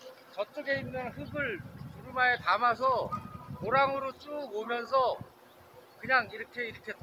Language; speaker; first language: Korean; native; Korean